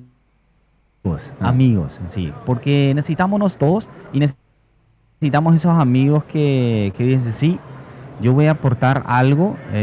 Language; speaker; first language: Spanish; native; Spanish